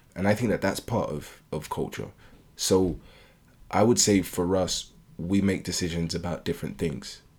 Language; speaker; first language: English; native; English